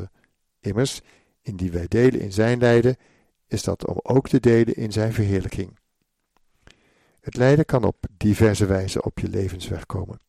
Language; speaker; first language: Dutch; native; Dutch